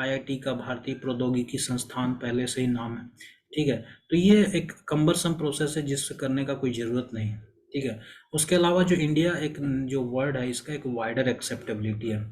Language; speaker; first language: Hindi; native; Hindi